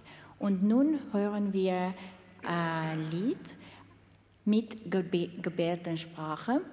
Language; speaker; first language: German; non-native, learner; Armenian